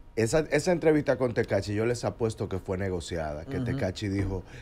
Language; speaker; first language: Spanish; native; Spanish